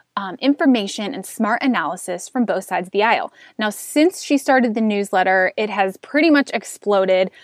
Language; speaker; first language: English; native; English